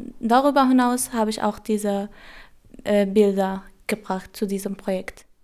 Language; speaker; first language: German; non-native, learner; Arabic